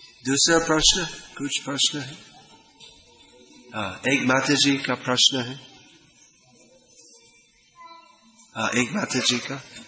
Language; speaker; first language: Hindi; non-native, fluent; English